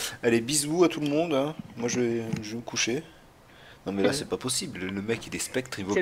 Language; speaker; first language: French; native; French